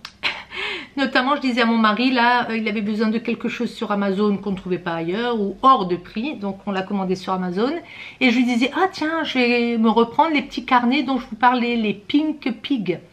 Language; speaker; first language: French; native; French